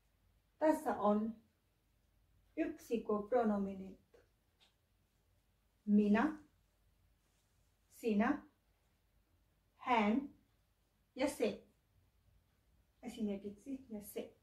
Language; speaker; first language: Finnish; non-native, learner; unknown